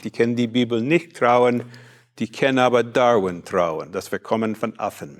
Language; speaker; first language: German; non-native, fluent; English